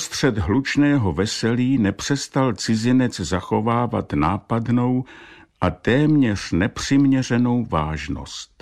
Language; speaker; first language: Czech; native; Czech